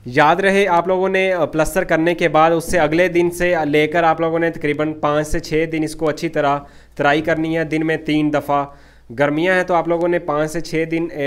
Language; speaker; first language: Urdu; non-native, local second language; Punjabi